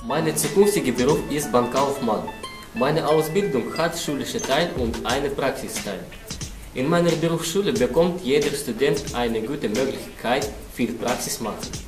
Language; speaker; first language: German; non-native, learner; Russian